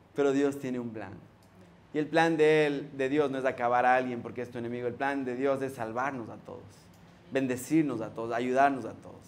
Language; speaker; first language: Spanish; native; Spanish